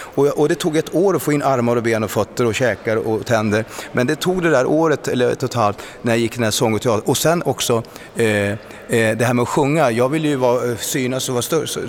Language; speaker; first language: Swedish; early bilingual, other home language; Spanish